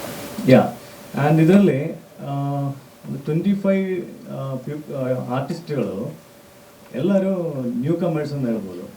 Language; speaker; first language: Kannada; non-native, local second language; Malayalam